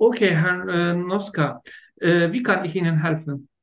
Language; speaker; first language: German; non-native, learner; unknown